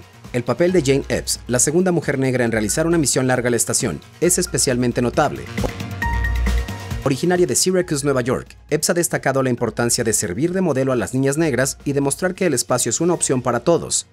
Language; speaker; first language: Spanish; native; Spanish